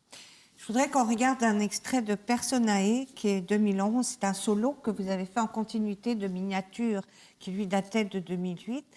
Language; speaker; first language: French; native; French